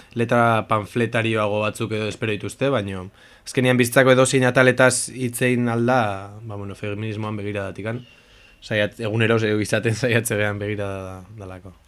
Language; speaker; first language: Basque; native; Basque